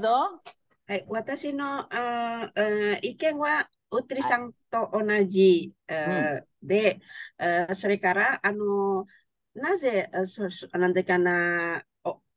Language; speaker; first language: Japanese; non-native, learner; Indonesian